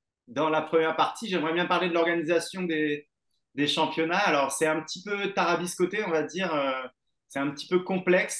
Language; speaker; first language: French; native; French